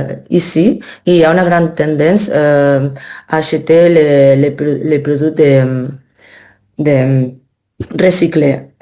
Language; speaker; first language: French; non-native, learner; Spanish